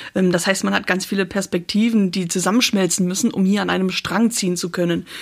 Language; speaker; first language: German; native; German